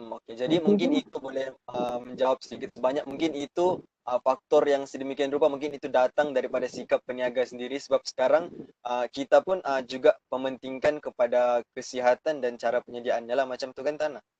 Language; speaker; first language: Malay; native; Malay